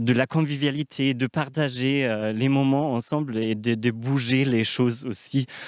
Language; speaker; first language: French; non-native, fluent; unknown